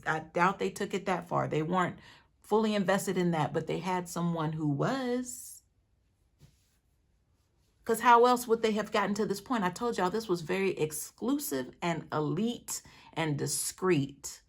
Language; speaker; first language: English; native; English